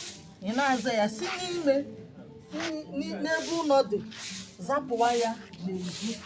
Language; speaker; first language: Igbo; native; Igbo